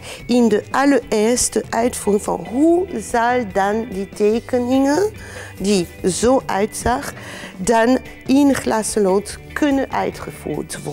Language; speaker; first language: Dutch; non-native, fluent; French